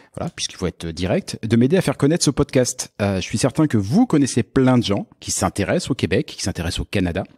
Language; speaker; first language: French; native; French